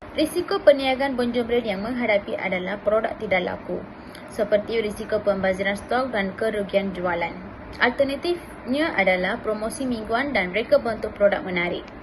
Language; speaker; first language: Malay; non-native, local second language; Tamil